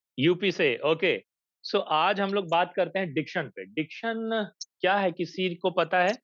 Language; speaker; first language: Hindi; native; Hindi